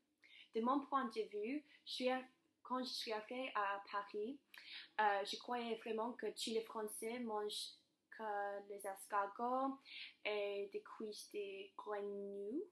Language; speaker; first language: French; non-native, learner; English